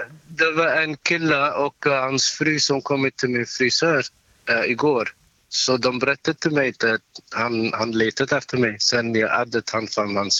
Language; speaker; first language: Swedish; non-native, learner; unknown